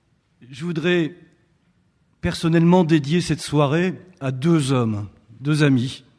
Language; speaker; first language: French; native; French